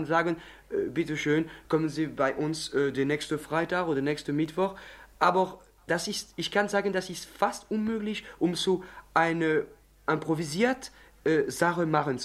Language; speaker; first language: German; non-native, learner; French